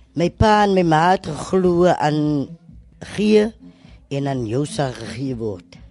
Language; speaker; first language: Afrikaans; native; Afrikaans